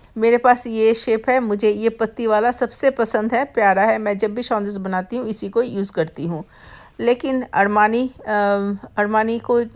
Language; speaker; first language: Hindi; non-native, local second language; Bangla